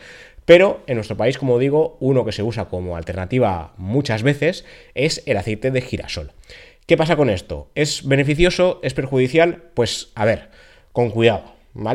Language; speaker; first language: Spanish; native; Spanish